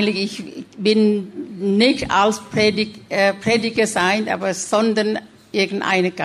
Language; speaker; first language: German; non-native, learner; Thai